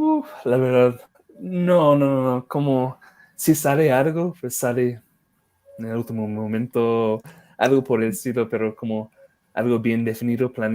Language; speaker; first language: Spanish; non-native, fluent; English